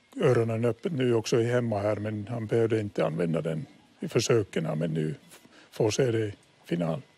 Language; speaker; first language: Swedish; non-native, fluent; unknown